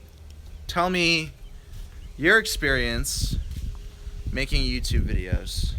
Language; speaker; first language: English; native; English